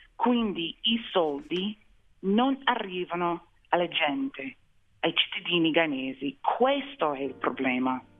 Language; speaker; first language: Italian; non-native, fluent; English